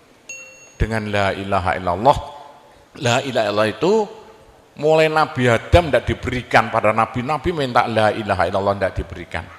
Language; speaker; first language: Indonesian; non-native, local second language; Javanese